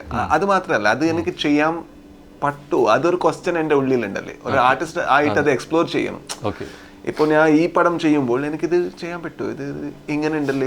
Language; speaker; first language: Malayalam; non-native, local second language; Kannada